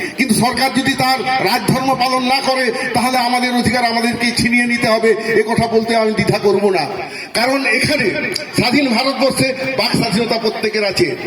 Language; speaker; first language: Bangla; non-native, local second language; Santali